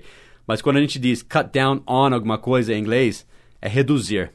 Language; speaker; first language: Portuguese; non-native, fluent; English